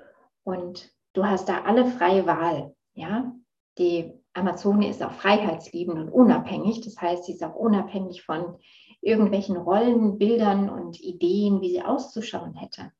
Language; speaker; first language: German; native; German